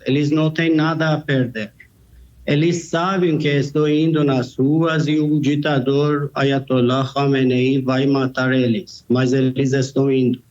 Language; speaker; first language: Portuguese; non-native, fluent; Persian